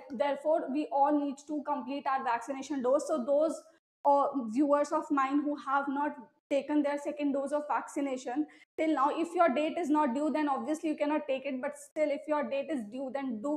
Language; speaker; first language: English; non-native, local second language; Hindi